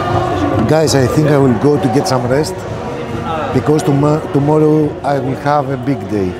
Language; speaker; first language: English; non-native, fluent; Greek